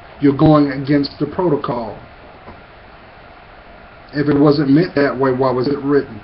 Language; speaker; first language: English; native; English